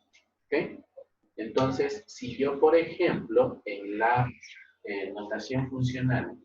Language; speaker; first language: Spanish; native; Spanish